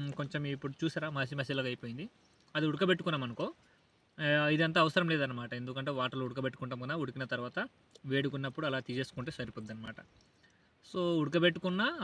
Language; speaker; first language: Telugu; native; Telugu